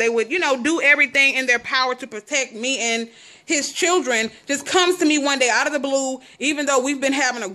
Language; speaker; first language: English; native; English